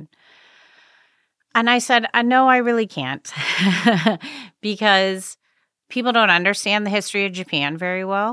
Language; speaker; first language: English; native; English